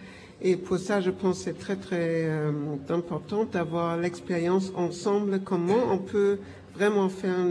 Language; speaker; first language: French; non-native, fluent; German